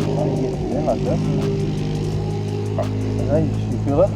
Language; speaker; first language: English; native; English